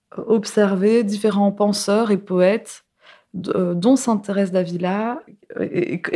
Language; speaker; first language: French; native; French